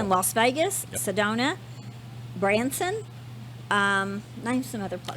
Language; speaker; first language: English; native; English